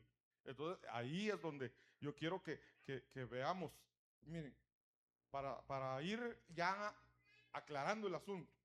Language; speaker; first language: Spanish; native; Spanish